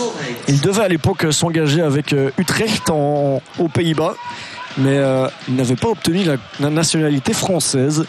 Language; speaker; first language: French; native; French